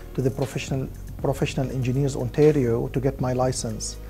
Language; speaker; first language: English; non-native, fluent; Arabic